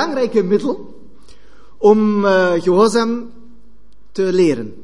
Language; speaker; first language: Dutch; non-native, fluent; German